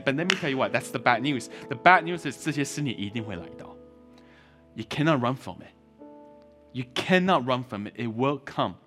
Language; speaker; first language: English; early bilingual, other home language; Chinese